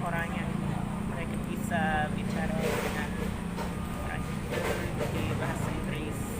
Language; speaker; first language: Indonesian; non-native, fluent; English